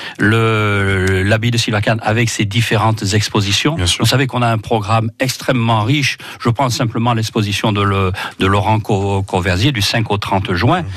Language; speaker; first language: French; native; French